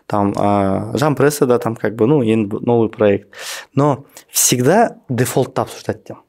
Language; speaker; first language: Russian; non-native, local second language; Kazakh